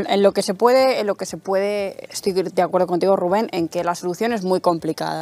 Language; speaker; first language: Spanish; native; Spanish